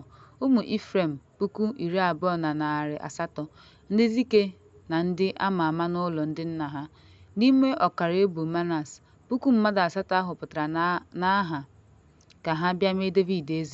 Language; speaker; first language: Igbo; native; Igbo